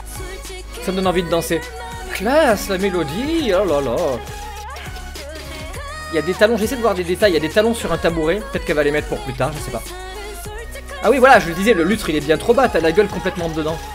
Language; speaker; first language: French; native; French